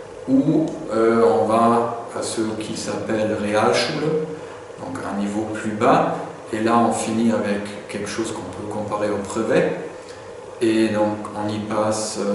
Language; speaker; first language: French; non-native, fluent; German